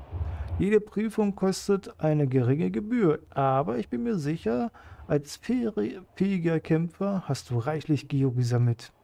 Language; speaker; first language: German; native; German